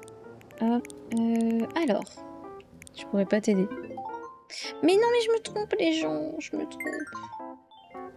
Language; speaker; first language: French; native; French